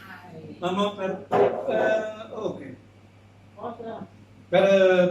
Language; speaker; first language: Italian; non-native, learner; Urdu